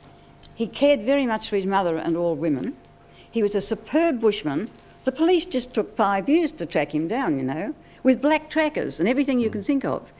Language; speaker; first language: English; native; English